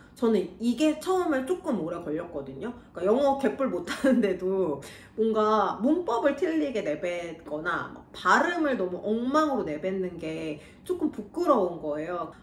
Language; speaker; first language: Korean; native; Korean